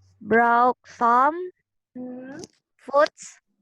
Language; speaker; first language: English; non-native, learner; Indonesian